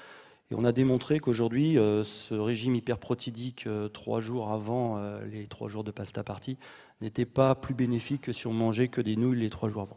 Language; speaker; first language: French; native; French